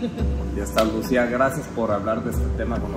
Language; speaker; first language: Spanish; native; Spanish